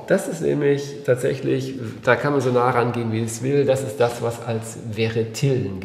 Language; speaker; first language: German; native; German